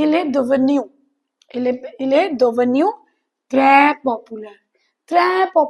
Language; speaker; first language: French; non-native, fluent; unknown